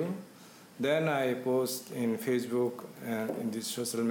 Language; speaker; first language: English; non-native, local second language; Kok Borok